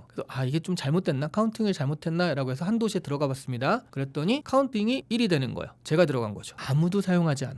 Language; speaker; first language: Korean; native; Korean